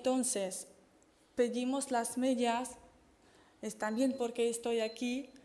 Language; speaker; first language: Spanish; non-native, fluent; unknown